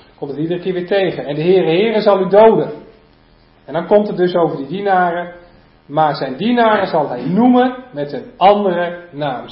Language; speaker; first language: Dutch; native; Dutch